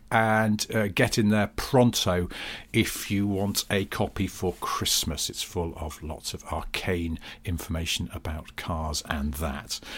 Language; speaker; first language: English; native; English